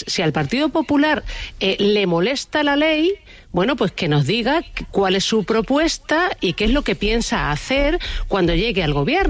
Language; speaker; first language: Spanish; native; Spanish